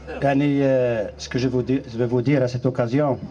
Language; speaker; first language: French; non-native, local second language; Arabic